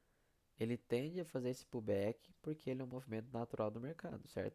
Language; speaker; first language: Portuguese; native; Portuguese